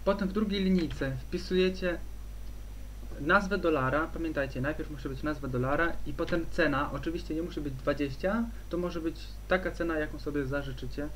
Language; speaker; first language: Polish; native; Polish